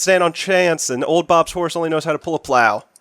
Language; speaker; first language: English; native; English